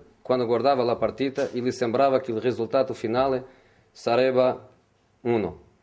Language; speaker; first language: Italian; non-native, fluent; Portuguese